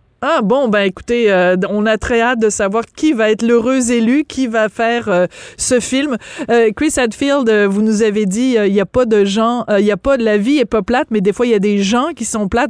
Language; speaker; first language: French; native; French